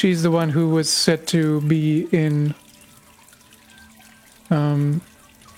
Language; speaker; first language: English; non-native, fluent; German